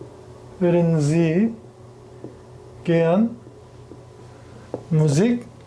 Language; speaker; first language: German; non-native, fluent; Korean